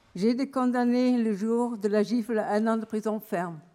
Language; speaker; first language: French; non-native, fluent; German